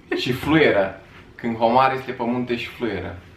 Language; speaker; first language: Romanian; native; Romanian